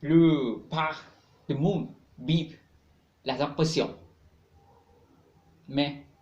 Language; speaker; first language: French; non-native, learner; Spanish